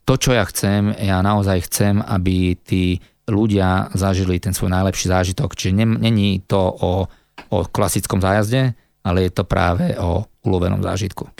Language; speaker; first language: Slovak; native; Slovak